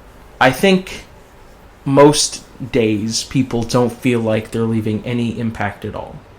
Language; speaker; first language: English; native; English